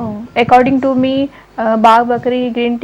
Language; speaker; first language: English; non-native, learner; Hindi